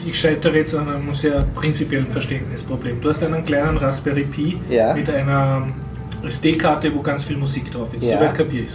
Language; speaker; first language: German; native; German